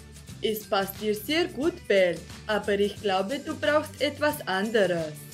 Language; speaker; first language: German; non-native, fluent; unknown